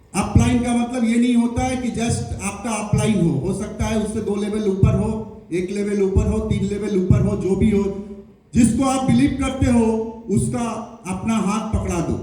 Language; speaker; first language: Hindi; non-native, local second language; Bangla